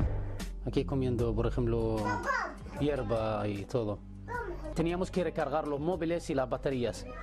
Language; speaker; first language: Spanish; non-native, fluent; Arabic